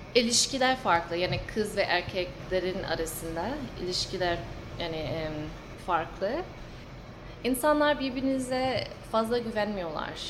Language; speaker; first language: Turkish; early bilingual, heritage; English